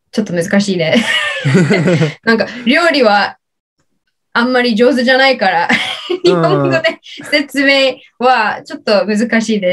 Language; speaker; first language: Japanese; non-native, learner; English